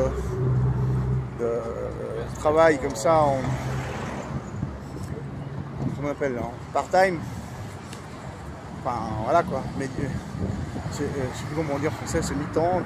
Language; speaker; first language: French; native; French